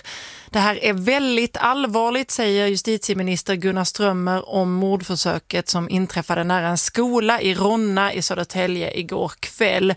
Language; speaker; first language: Swedish; native; Swedish